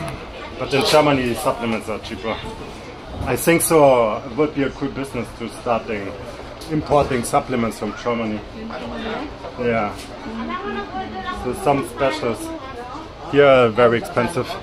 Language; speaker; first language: English; non-native, learner; German